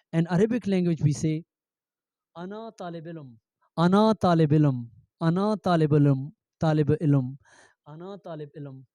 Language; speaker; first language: Arabic; non-native, learner; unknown